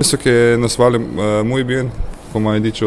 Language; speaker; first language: Spanish; non-native, learner; Bosnian